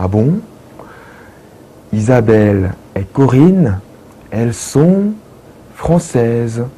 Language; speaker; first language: French; non-native, fluent; Korean